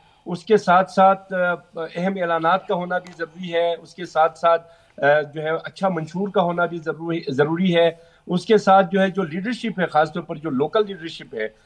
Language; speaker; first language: Hindi; non-native, local second language; Balti